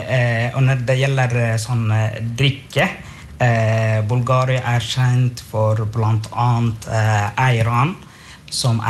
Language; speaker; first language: Norwegian; non-native, fluent; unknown